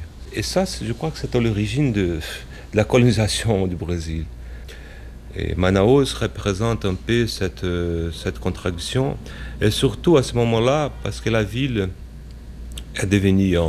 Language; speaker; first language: French; non-native, fluent; Portuguese